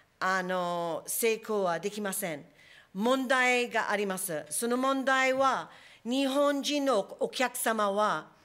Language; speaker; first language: Japanese; non-native, fluent; English